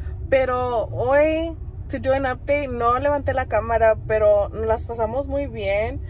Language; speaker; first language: Spanish; early bilingual, heritage; Spanish